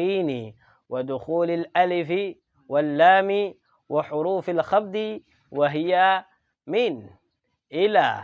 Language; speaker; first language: Arabic; non-native, fluent; Indonesian